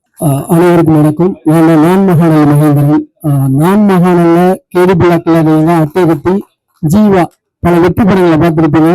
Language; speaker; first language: Tamil; native; Tamil